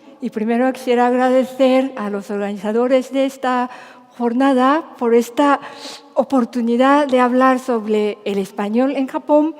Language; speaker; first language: Spanish; non-native, fluent; Japanese